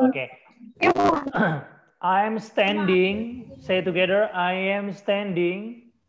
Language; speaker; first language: English; non-native, learner; Indonesian